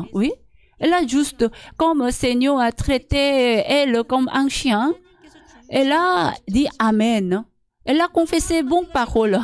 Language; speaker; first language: French; non-native, learner; Korean